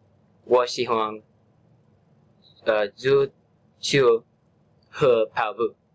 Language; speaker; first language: Chinese; non-native, learner; English